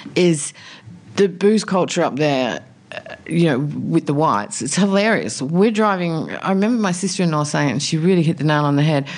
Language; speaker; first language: English; native; English